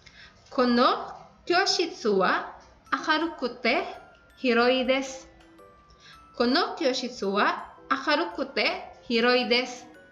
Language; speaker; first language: Japanese; non-native, fluent; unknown